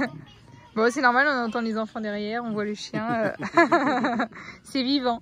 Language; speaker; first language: French; native; French